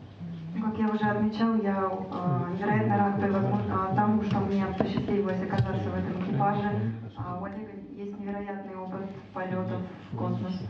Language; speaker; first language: Russian; native; Russian